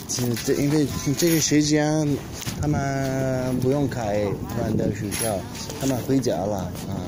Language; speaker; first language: Chinese; non-native, learner; Turkish